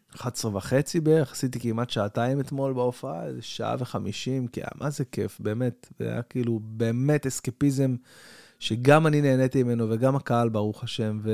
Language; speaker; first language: Hebrew; native; Hebrew